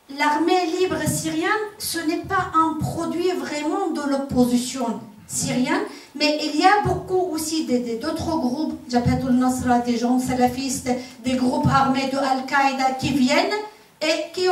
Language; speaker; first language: French; non-native, fluent; Kurdish